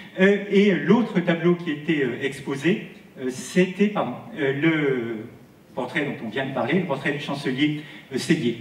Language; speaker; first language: French; native; French